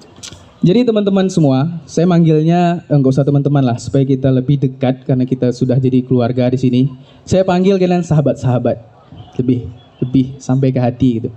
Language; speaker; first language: Indonesian; native; Indonesian